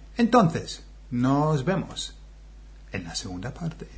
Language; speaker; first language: Spanish; non-native, fluent; English